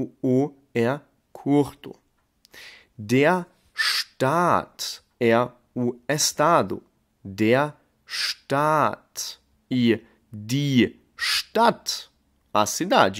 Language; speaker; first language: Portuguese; non-native, fluent; German